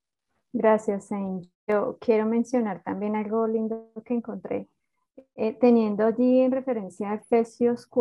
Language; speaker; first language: Spanish; native; Spanish